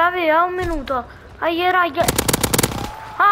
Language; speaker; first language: Italian; native; Italian